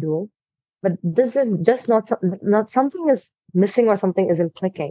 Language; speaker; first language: English; non-native, local second language; Hindi